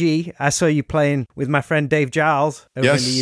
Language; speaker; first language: English; native; English